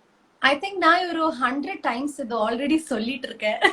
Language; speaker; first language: Tamil; non-native, learner; Malayalam